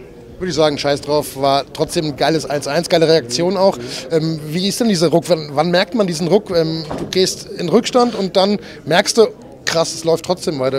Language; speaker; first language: German; native; German